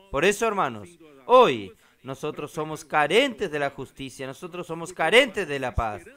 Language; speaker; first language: Spanish; non-native, fluent; Portuguese